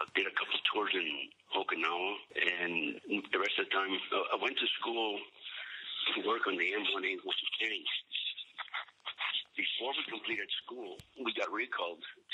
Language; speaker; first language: English; early bilingual, other home language; Spanish